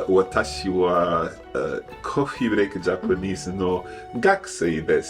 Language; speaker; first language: Japanese; non-native, learner; English